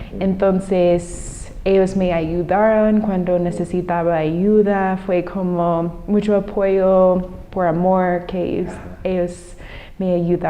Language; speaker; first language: Spanish; non-native, fluent; English